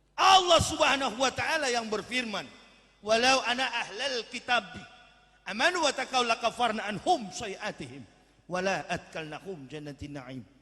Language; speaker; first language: Indonesian; native; Indonesian